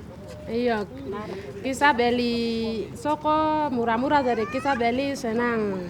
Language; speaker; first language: Indonesian; non-native, local second language; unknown